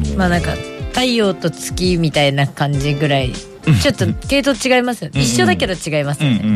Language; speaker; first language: Japanese; native; Japanese